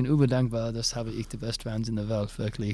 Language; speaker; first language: German; non-native, learner; English